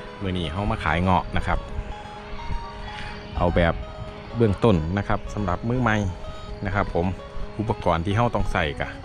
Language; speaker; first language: Thai; non-native, local second language; Lao